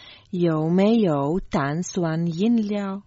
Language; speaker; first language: Chinese; non-native, learner; Croatian